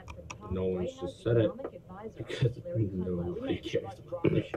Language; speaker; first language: English; native; English